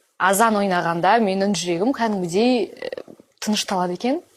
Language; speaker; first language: Kazakh; non-native, local second language; Russian